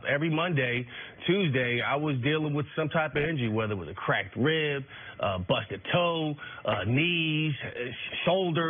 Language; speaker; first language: English; native; English